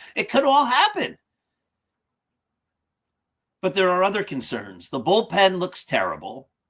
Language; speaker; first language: English; native; English